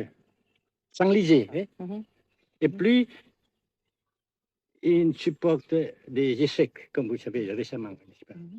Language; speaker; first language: French; non-native, fluent; Vietnamese